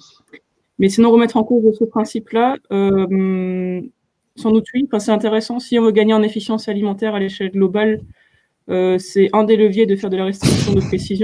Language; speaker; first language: French; native; French